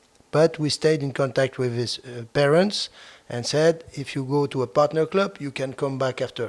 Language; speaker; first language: English; non-native, fluent; French